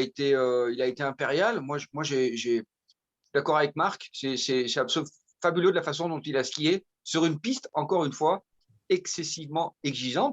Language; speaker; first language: French; native; French